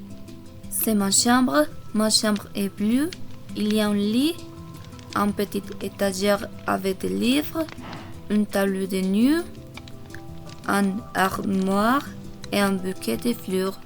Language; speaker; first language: French; non-native, learner; Korean